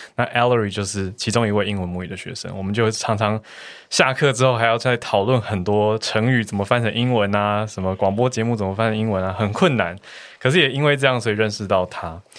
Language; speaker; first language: Chinese; native; Chinese